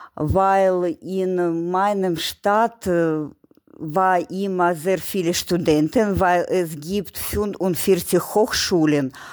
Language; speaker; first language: German; non-native, learner; Ukrainian